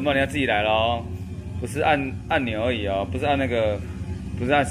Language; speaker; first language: Chinese; native; Chinese